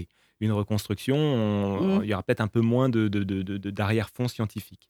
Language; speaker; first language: French; native; French